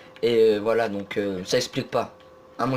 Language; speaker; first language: French; native; French